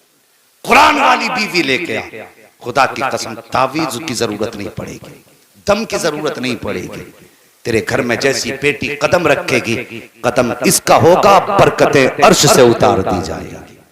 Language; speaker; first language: Hindi; native; Hindi